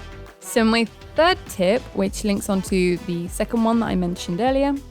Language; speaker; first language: English; native; English